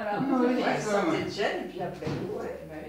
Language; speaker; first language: French; native; French